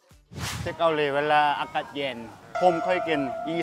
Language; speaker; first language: Thai; non-native, fluent; Korean